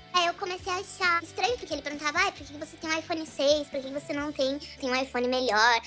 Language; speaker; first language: Portuguese; native; Portuguese